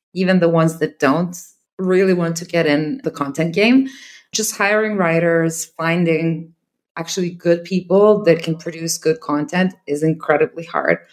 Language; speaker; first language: English; non-native, fluent; Serbian